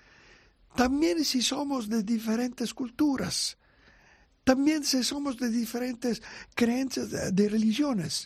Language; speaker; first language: Spanish; non-native, fluent; Italian